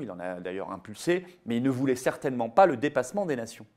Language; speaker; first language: French; native; French